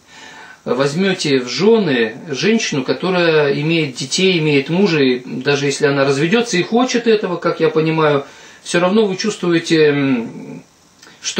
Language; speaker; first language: Russian; native; Russian